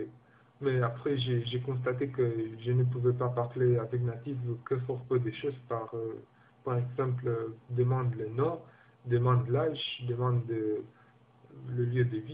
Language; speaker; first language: French; non-native, learner; Romanian